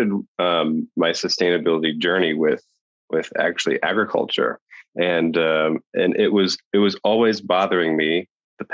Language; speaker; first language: English; native; English